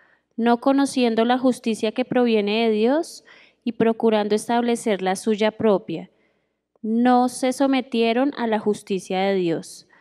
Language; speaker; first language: Spanish; native; Spanish